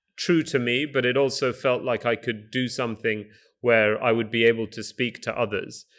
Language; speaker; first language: English; native; English